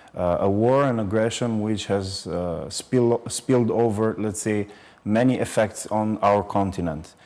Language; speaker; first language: English; non-native, fluent; Albanian